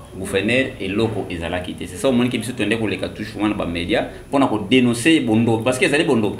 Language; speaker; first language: Lingala; non-native, local second language; Kongo